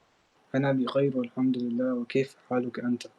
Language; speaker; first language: Arabic; non-native, learner; English